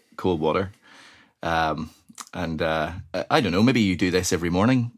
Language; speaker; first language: English; native; English